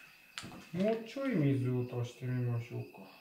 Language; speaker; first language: Japanese; native; Japanese